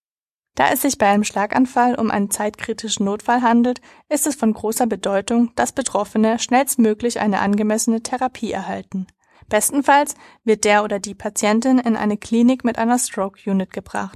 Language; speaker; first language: German; native; German